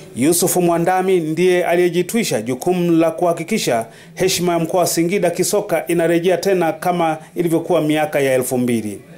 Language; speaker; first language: Swahili; native; Swahili